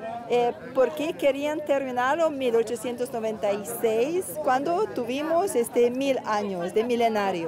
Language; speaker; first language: Spanish; non-native, learner; Hungarian